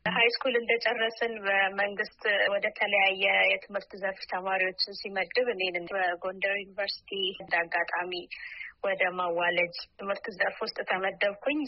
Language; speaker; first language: Amharic; non-native, local second language; Oromo